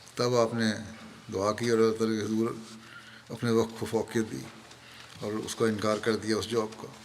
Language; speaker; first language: Urdu; native; Urdu